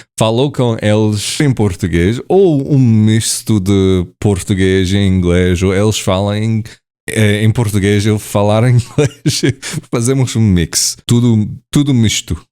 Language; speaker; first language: Portuguese; non-native, learner; English